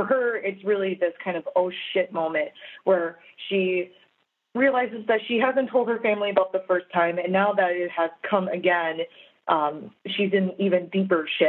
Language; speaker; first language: English; native; English